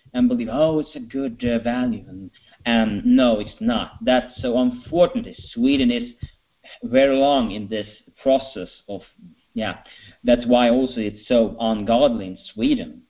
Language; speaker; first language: English; non-native, fluent; Swedish